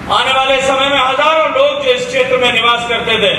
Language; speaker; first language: Hindi; native; Hindi